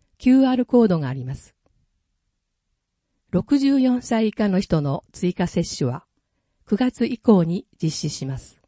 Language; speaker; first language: Japanese; native; Japanese